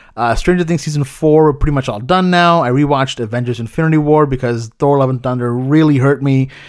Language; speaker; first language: English; early bilingual, other home language; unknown